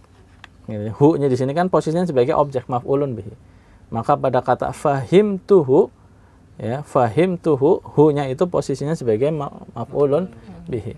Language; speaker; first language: Indonesian; native; Indonesian